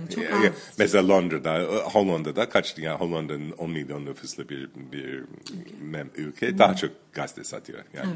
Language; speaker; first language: Turkish; non-native, fluent; English